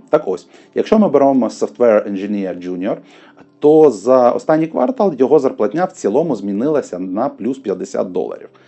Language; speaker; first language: Ukrainian; non-native, local second language; Russian